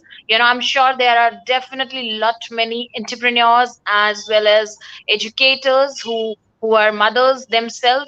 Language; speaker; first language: English; non-native, local second language; Hindi